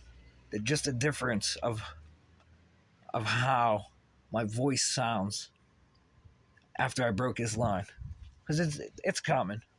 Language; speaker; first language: English; native; English